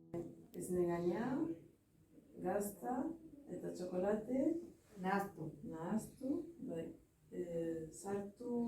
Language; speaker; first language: Basque; non-native, learner; Spanish